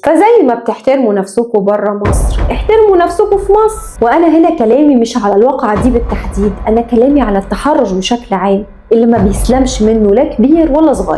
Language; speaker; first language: Arabic; native; Arabic